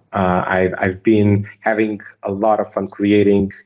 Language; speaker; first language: English; non-native, fluent; Portuguese